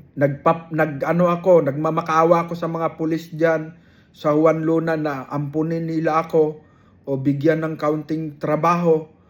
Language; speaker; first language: Filipino; non-native, local second language; Cebuano